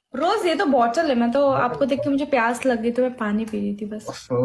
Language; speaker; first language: Hindi; non-native, local second language; Bangla